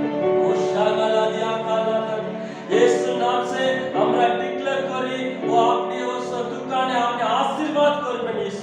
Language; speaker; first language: Bangla; non-native, learner; Hindi